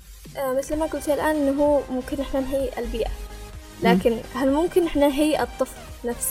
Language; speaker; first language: Arabic; native; Arabic